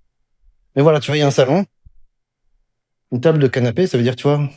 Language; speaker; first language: French; native; French